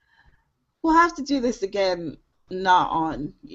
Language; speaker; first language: English; native; English